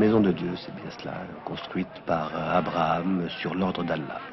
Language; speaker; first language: French; non-native, local second language; Arabic